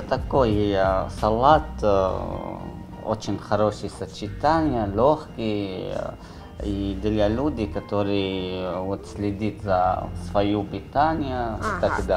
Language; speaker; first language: Russian; non-native, learner; Arabic